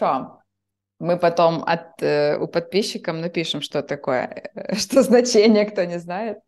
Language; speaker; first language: Russian; native; Russian